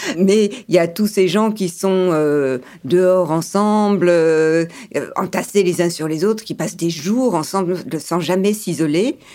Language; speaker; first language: French; early bilingual, other home language; English